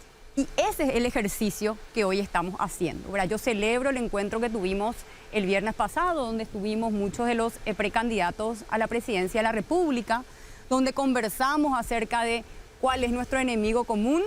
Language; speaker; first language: Spanish; native; Spanish